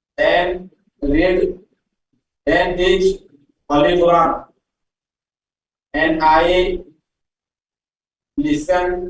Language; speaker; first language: English; non-native, learner; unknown